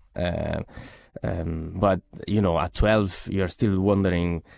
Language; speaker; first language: English; non-native, fluent; Italian